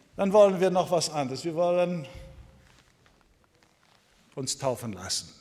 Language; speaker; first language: German; non-native, fluent; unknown